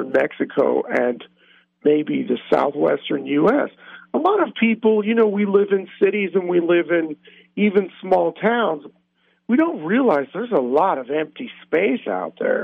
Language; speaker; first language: English; native; English